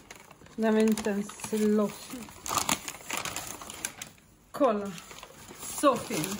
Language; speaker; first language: Swedish; non-native, fluent; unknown